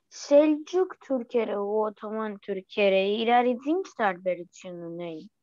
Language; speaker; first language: Armenian; early bilingual, heritage; Armenian